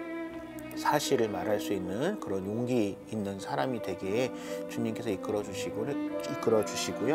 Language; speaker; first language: Korean; native; Korean